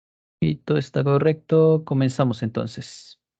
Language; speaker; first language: Spanish; native; Spanish